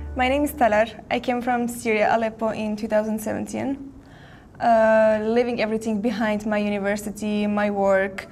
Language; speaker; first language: English; non-native, learner; Armenian